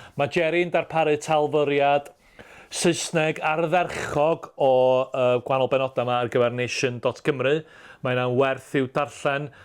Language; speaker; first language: Welsh; native; Welsh